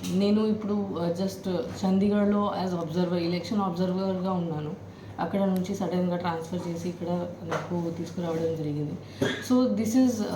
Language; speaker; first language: Telugu; non-native, fluent; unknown